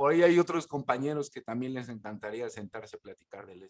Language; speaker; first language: Spanish; native; Spanish